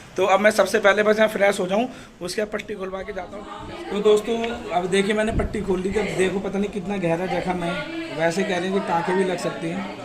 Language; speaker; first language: Hindi; native; Hindi